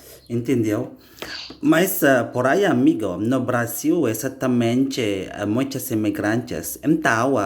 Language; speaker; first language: Portuguese; non-native, learner; Indonesian